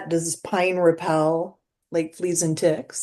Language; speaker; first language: English; native; English